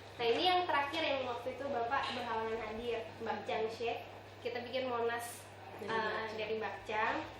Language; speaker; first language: Indonesian; native; Indonesian